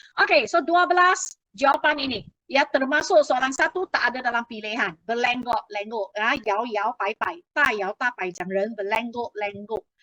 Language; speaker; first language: Malay; non-native, local second language; Chinese